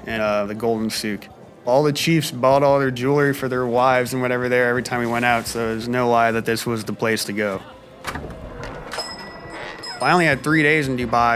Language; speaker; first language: English; native; English